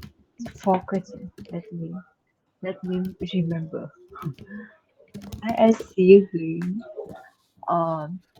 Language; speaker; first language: English; non-native, learner; Vietnamese